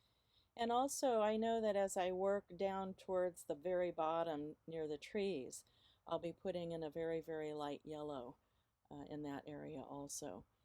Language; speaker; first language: English; native; English